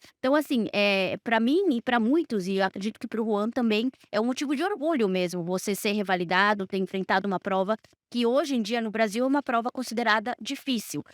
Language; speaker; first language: Portuguese; non-native, fluent; Spanish